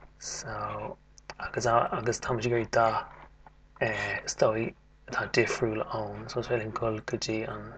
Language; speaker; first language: Irish; native; Irish